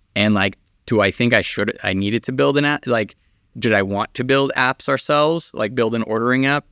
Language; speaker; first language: English; native; English